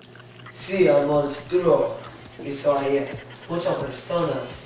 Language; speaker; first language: Spanish; non-native, learner; English